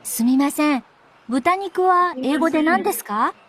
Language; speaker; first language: Japanese; non-native, learner; Indonesian